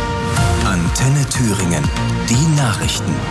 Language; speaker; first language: German; native; German